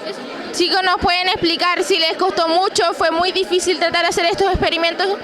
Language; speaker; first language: Spanish; native; Spanish